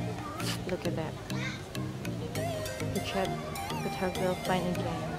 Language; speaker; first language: English; non-native, learner; Indonesian